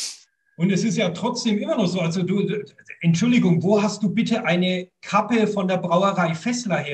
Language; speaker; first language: German; native; German